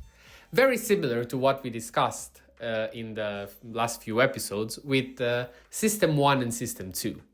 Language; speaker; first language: English; non-native, fluent; Italian